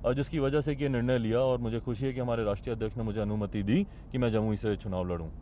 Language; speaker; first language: Hindi; native; Hindi